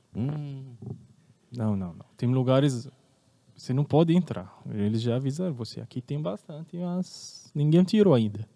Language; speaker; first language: Portuguese; non-native, fluent; Arabic